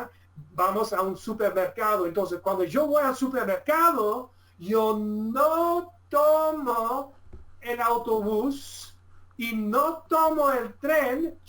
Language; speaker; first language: Spanish; non-native, fluent; English